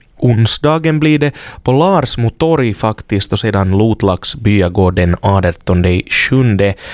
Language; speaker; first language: Swedish; native; Swedish